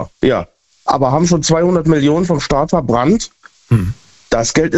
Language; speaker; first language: German; native; German